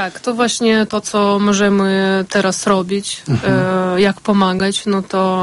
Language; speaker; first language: Polish; non-native, fluent; Ukrainian